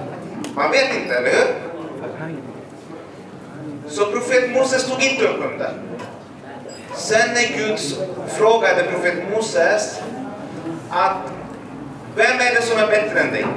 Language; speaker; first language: Swedish; early bilingual, other home language; Arabic